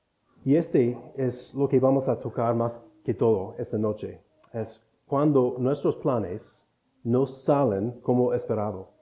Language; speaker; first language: Spanish; non-native, fluent; English